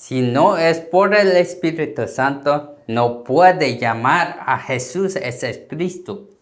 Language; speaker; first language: Spanish; non-native, learner; Korean